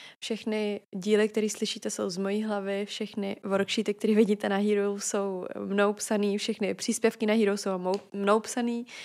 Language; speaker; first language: Czech; native; Czech